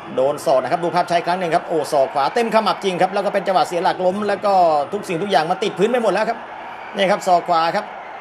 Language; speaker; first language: Thai; native; Thai